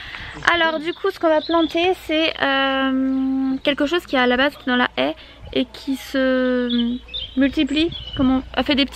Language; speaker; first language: French; native; French